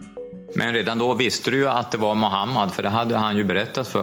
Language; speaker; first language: Swedish; native; Swedish